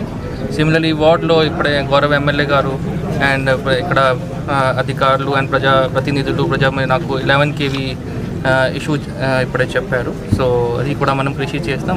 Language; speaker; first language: Telugu; non-native, fluent; Hindi